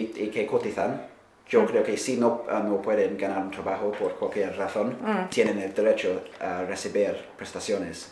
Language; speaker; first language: Spanish; non-native, fluent; English